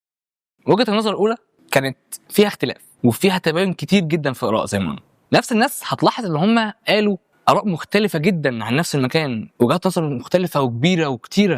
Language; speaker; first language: Arabic; native; Arabic